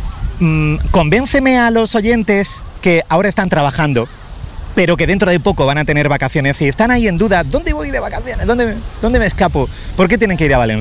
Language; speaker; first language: Spanish; native; Spanish